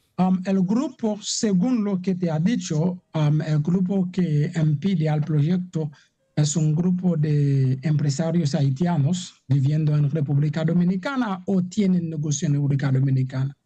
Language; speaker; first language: Spanish; non-native, fluent; Haitian Creole